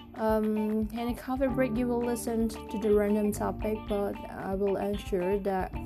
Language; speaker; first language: English; non-native, learner; Indonesian